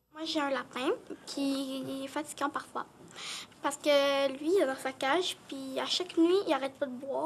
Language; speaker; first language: French; native; French